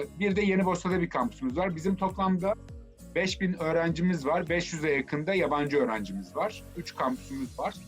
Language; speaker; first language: Turkish; native; Turkish